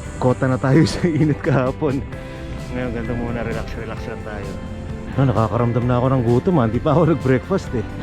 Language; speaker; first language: Filipino; native; Filipino